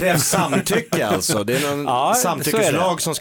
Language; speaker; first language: Swedish; native; Swedish